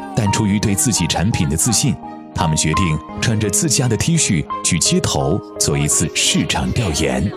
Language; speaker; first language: Chinese; native; Chinese